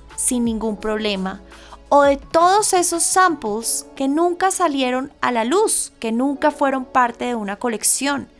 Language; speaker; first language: Spanish; native; Spanish